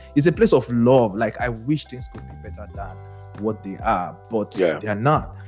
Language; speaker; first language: English; non-native, local second language; Yoruba